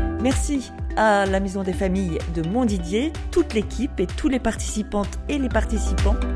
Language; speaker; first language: French; native; French